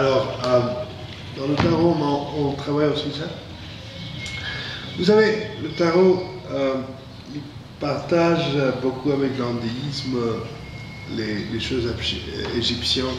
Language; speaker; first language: French; non-native, fluent; English